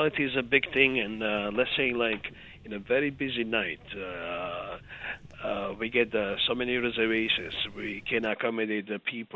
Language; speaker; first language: English; non-native, fluent; Serbian